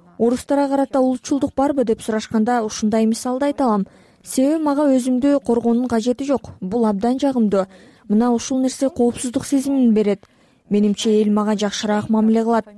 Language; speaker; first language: Kyrgyz; non-native, local second language; Russian